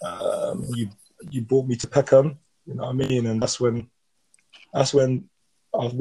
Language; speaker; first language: English; native; English